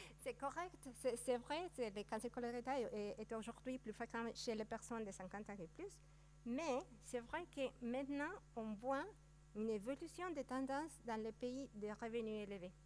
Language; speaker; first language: French; non-native, fluent; Spanish